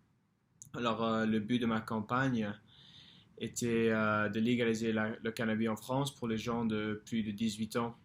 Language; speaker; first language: French; non-native, fluent; English